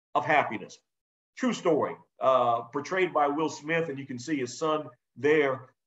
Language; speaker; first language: English; native; English